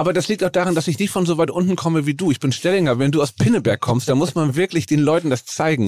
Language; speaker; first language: German; native; German